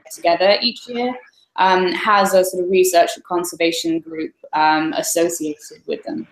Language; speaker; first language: English; native; English